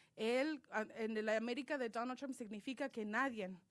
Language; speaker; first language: Spanish; early bilingual, other home language; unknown